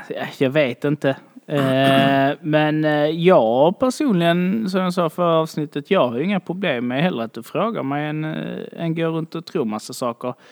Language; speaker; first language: Swedish; native; Swedish